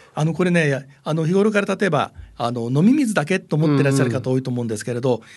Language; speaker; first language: Japanese; native; Japanese